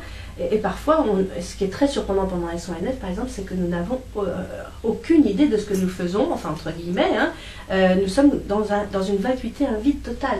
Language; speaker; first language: French; native; French